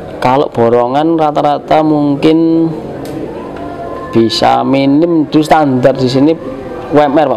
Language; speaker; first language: Indonesian; native; Indonesian